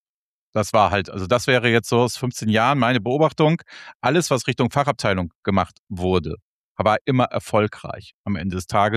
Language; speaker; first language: German; native; German